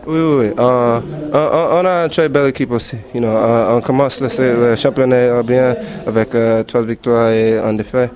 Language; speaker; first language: French; non-native, learner; English